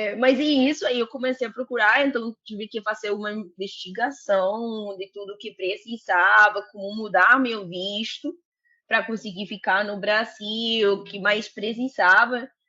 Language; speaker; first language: Portuguese; non-native, fluent; Spanish